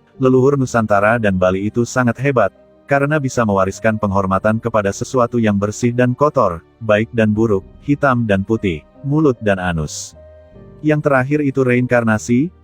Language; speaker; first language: Indonesian; native; Indonesian